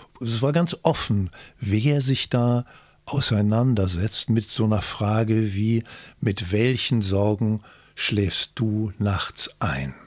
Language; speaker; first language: German; native; German